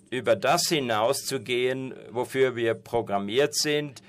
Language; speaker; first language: German; non-native, fluent; Persian